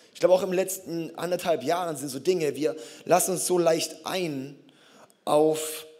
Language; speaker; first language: German; native; German